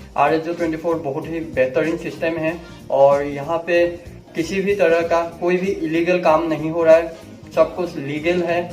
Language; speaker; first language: Hindi; non-native, local second language; Assamese